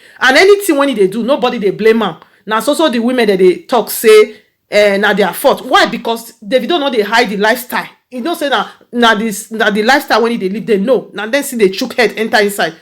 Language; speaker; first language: Nigerian Pidgin; native; Nigerian Pidgin